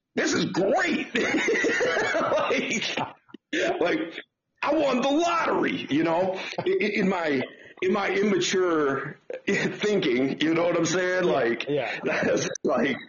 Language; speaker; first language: English; native; English